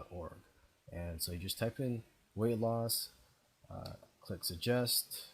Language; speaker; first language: English; native; English